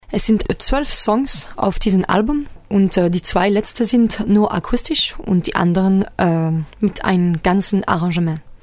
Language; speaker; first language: German; non-native, local second language; French